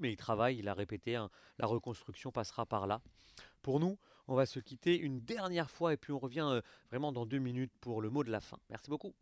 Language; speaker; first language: French; native; French